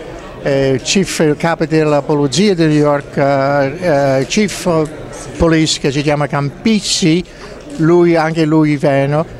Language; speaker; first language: Italian; early bilingual, heritage; English